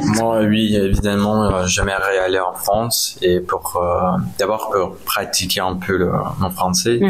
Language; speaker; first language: French; non-native, learner; Spanish